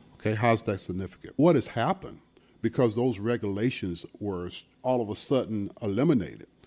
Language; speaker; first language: English; native; English